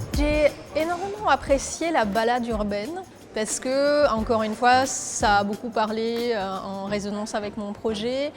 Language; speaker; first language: French; non-native, fluent; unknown